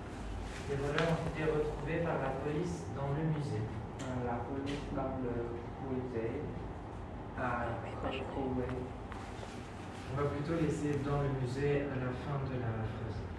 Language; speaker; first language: French; non-native, fluent; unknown